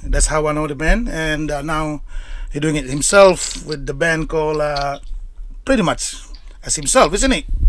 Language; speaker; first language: English; non-native, fluent; Indonesian